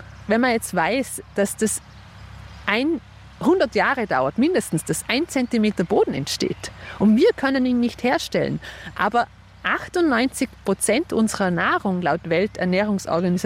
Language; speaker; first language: German; native; German